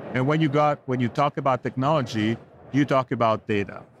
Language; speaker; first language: English; non-native, fluent; Italian